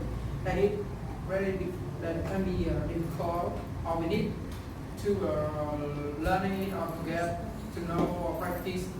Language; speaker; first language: English; non-native, learner; Khmer